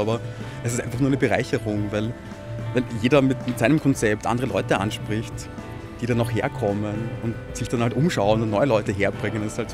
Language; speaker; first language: German; native; German